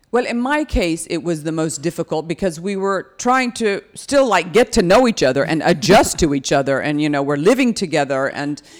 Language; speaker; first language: English; native; English